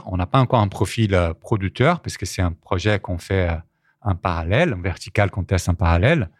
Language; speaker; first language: French; non-native, fluent; Portuguese